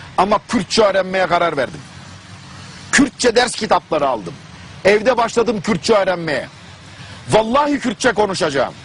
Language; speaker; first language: Turkish; non-native, fluent; German